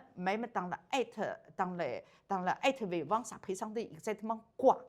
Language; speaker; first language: French; non-native, learner; Chinese